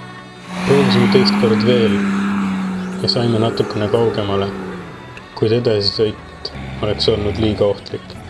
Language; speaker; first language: Estonian; native; Estonian